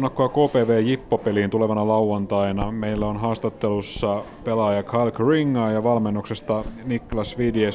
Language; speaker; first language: Finnish; native; Finnish